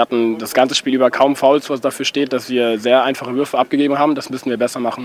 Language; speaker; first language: German; native; German